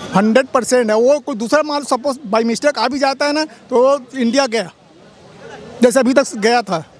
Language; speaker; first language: Hindi; native; Hindi